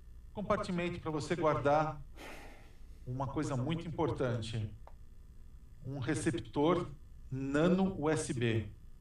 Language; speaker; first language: Portuguese; native; Portuguese